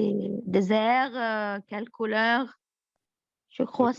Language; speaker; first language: French; non-native, learner; Arabic